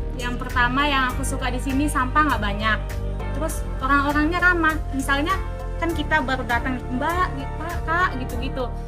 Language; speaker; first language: Indonesian; native; Indonesian